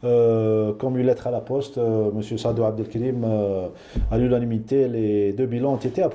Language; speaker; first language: French; non-native, local second language; Arabic